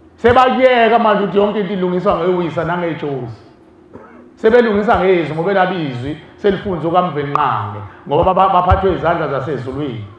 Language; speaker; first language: Zulu; native; Zulu